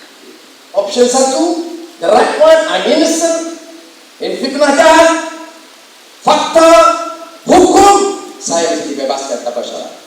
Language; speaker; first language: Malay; native; Malay